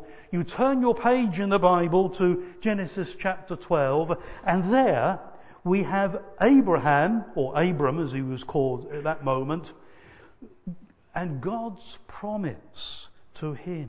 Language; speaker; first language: English; native; English